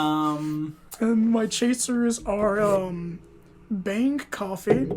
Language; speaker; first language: English; native; English